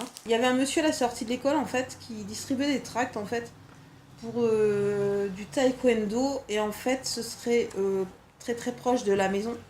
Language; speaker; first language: French; native; French